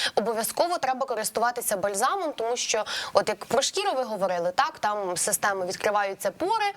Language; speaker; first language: Ukrainian; native; Ukrainian